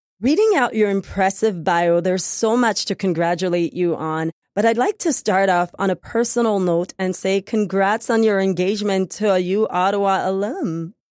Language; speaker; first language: English; native; English